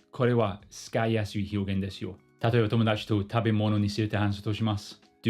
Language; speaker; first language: Japanese; non-native, fluent; English